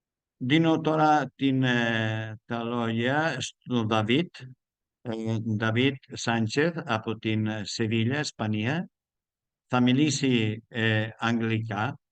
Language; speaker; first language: Greek; non-native, learner; Spanish